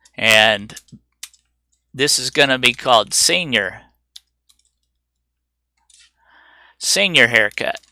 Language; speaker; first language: English; native; English